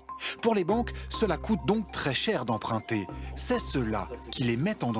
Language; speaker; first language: French; native; French